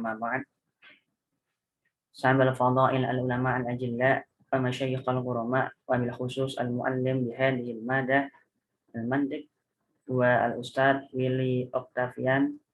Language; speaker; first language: Arabic; non-native, learner; Indonesian